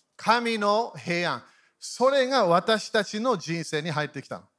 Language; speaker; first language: Japanese; native; Japanese